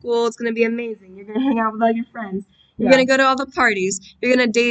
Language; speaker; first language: English; native; English